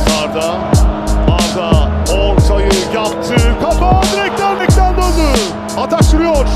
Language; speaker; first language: Turkish; native; Turkish